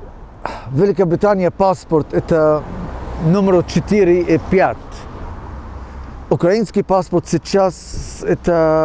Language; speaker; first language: Ukrainian; non-native, learner; English